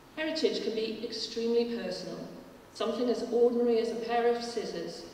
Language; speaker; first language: English; native; English